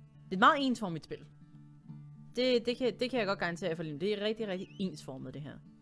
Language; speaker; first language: Danish; native; Danish